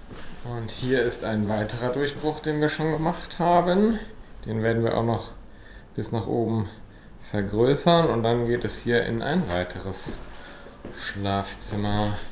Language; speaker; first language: German; native; German